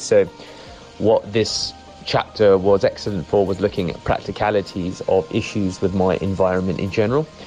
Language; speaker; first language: English; native; English